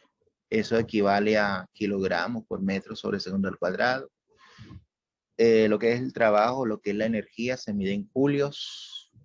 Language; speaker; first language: Spanish; native; Spanish